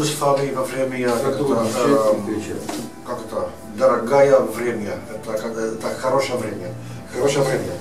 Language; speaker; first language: Russian; non-native, learner; Dutch